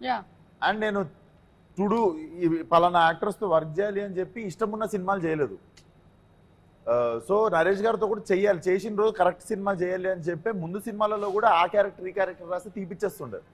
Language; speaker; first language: Telugu; native; Telugu